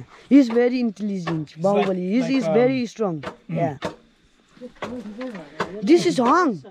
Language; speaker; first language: English; non-native, learner; Nepali